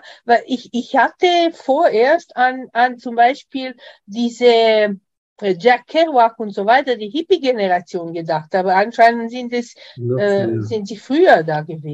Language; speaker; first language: German; non-native, fluent; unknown